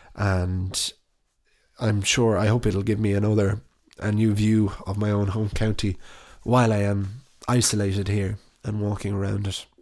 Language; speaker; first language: English; native; English